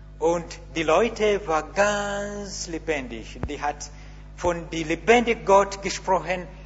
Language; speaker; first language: German; non-native, learner; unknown